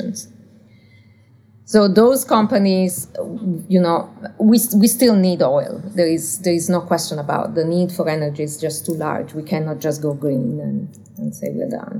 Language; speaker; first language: English; non-native, fluent; Italian